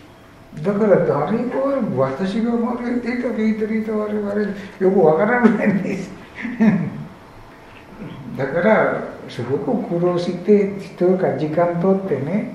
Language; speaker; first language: Japanese; non-native, fluent; Sinhala